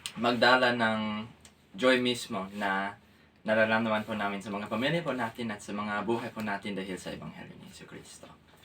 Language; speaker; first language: Filipino; non-native, fluent; English